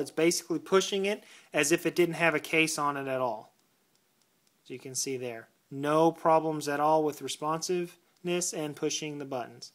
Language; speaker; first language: English; native; English